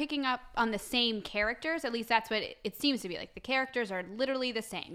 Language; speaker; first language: English; native; English